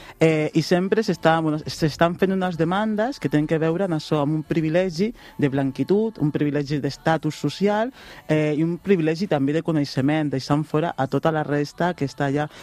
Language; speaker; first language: Catalan; non-native, local second language; Spanish